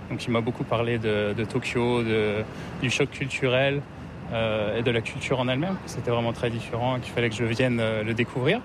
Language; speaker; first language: French; native; French